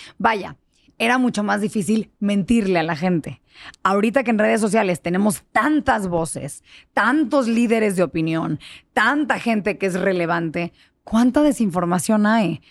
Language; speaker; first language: Spanish; early bilingual, heritage; Spanish